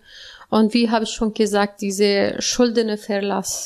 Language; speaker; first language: German; non-native, learner; Arabic